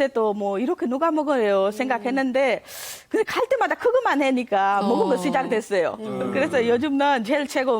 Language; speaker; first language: Korean; non-native, learner; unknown